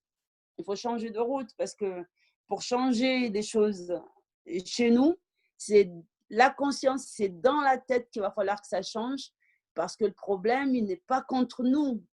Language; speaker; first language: French; early bilingual, other home language; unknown